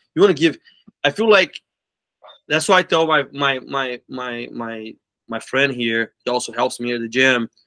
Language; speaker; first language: English; non-native, fluent; Portuguese